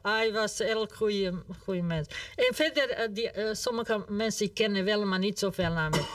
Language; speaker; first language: Dutch; non-native, learner; Serbian